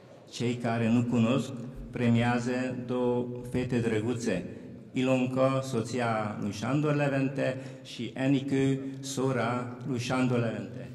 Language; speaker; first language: Romanian; non-native, local second language; Hungarian